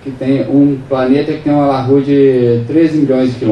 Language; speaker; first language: Portuguese; native; Portuguese